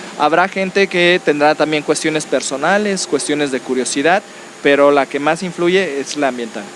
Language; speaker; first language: Spanish; native; Spanish